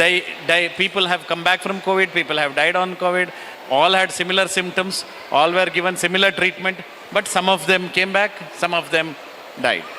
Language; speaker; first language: English; non-native, local second language; Kannada